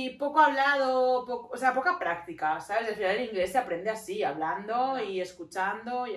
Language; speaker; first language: Spanish; native; Spanish